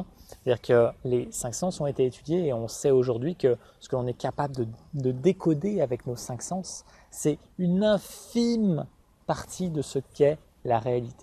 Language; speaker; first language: French; native; French